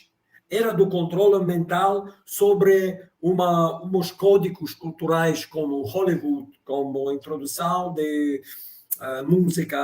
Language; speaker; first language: Portuguese; non-native, fluent; Russian